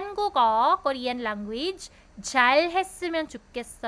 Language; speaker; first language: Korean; non-native, fluent; Filipino